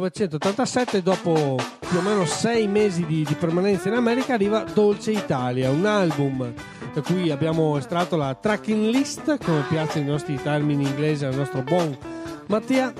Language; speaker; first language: Italian; native; Italian